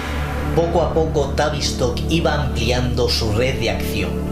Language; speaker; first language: Spanish; native; Spanish